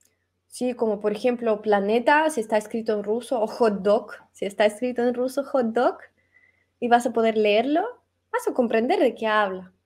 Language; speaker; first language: Spanish; non-native, fluent; Russian